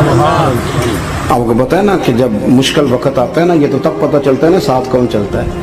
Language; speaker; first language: Urdu; non-native, local second language; Punjabi